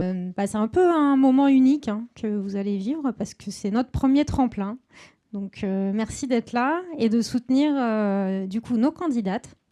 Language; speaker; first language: French; native; French